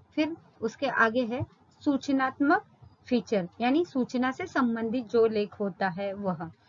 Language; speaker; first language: Hindi; non-native, local second language; Marathi